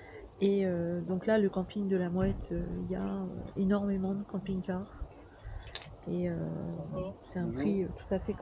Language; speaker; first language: French; native; French